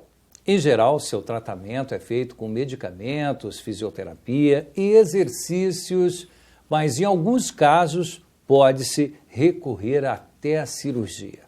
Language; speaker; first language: Portuguese; native; Portuguese